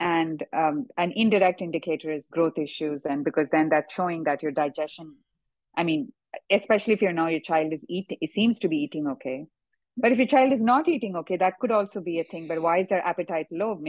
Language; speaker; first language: English; non-native, local second language; Tamil